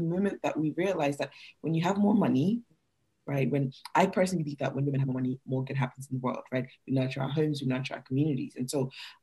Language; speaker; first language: English; non-native, local second language; Yoruba